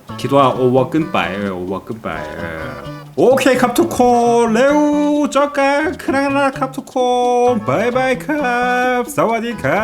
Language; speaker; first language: Thai; non-native, learner; Korean